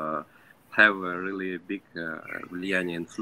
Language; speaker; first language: English; non-native, learner; Ukrainian